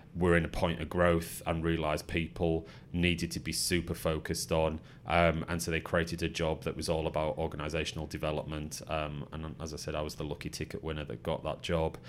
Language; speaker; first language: English; native; English